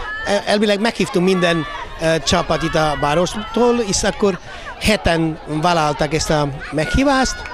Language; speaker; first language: Hungarian; non-native, fluent; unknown